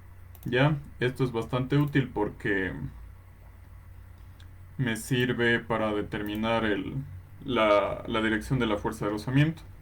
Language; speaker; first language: Spanish; native; Spanish